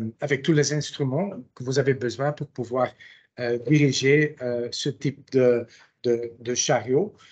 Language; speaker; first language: French; non-native, local second language; Dutch